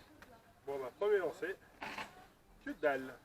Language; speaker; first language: French; native; French